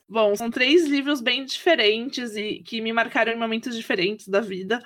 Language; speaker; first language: Portuguese; early bilingual, other home language; Spanish